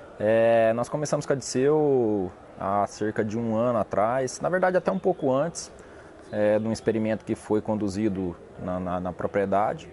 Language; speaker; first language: Portuguese; native; Portuguese